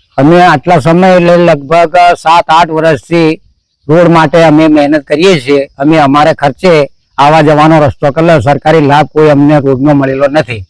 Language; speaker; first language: Gujarati; native; Gujarati